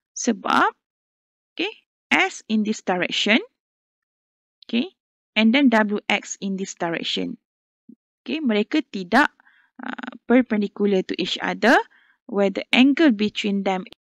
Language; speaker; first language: English; non-native, local second language; Malay